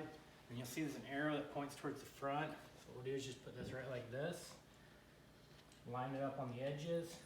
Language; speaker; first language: English; native; English